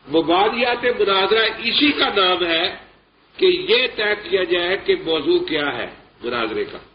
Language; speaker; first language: Urdu; non-native, local second language; Punjabi